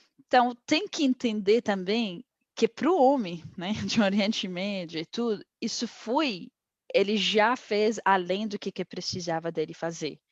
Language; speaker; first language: Portuguese; non-native, fluent; Arabic